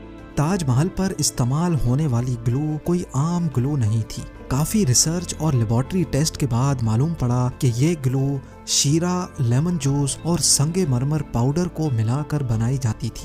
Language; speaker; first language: Urdu; native; Urdu